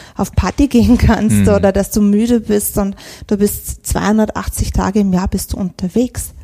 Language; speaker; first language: German; native; German